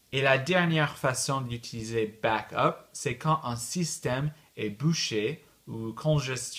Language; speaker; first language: French; non-native, fluent; English